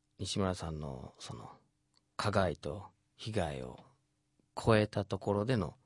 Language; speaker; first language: Japanese; non-native, fluent; English